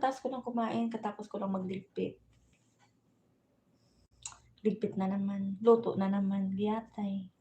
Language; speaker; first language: Filipino; non-native, local second language; Bikol